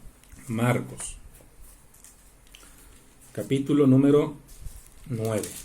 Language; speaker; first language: Spanish; native; Spanish